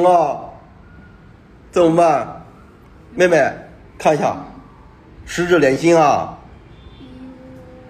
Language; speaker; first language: Chinese; native; Chinese